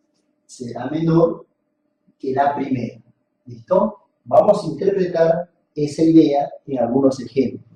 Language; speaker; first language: Spanish; native; Spanish